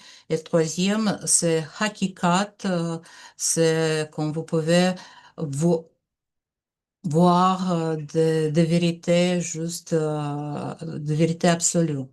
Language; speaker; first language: French; non-native, learner; Russian